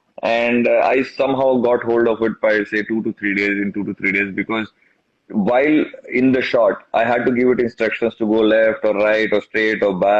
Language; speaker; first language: English; non-native, local second language; Tamil